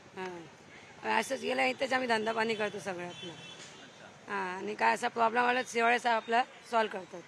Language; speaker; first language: Marathi; native; Marathi